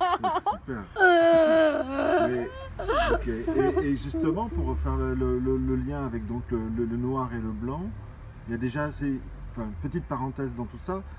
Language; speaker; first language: French; native; French